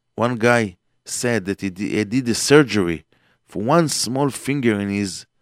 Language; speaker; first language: English; non-native, fluent; Hebrew